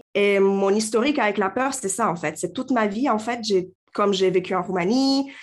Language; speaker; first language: French; non-native, fluent; Romanian